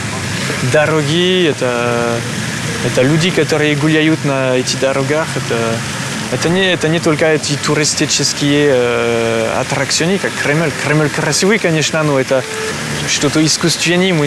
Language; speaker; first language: Russian; non-native, fluent; French